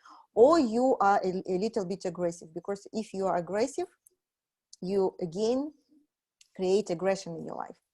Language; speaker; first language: English; non-native, fluent; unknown